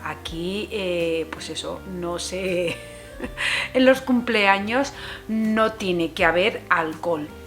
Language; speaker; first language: Spanish; native; Spanish